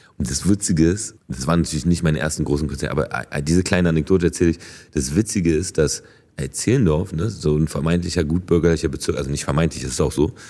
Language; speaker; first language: German; early bilingual, other home language; Polish